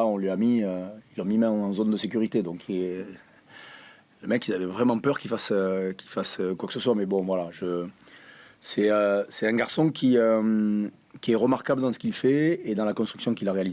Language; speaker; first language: French; native; French